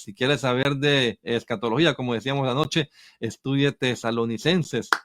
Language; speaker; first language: Spanish; native; Spanish